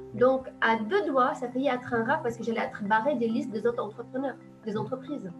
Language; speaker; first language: French; non-native, local second language; Arabic